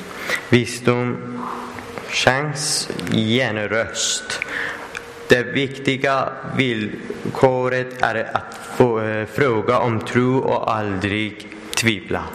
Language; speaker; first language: Swedish; non-native, learner; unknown